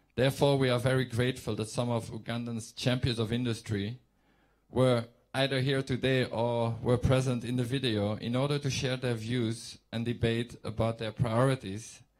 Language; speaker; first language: English; non-native, fluent; Dutch